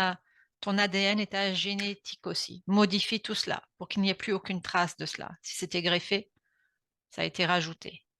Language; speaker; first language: French; native; French